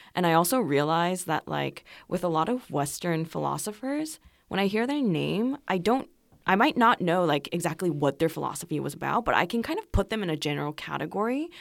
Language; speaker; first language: English; non-native, fluent; Korean